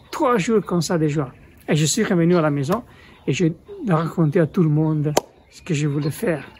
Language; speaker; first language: French; non-native, fluent; Italian